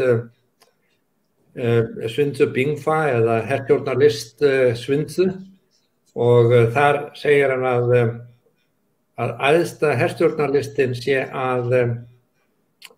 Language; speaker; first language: Icelandic; native; Icelandic